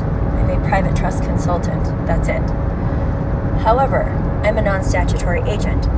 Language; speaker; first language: English; native; English